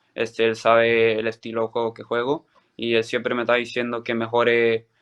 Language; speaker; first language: Spanish; early bilingual, other home language; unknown